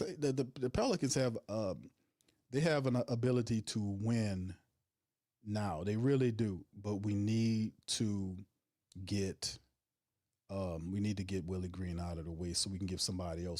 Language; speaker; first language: English; native; English